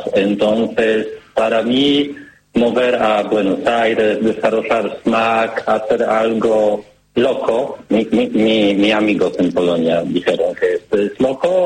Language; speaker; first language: Spanish; non-native, learner; Polish